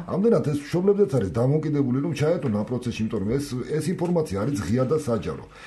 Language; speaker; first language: Georgian; native; Georgian